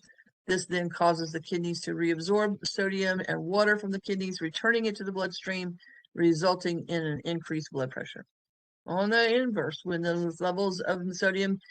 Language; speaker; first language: English; native; English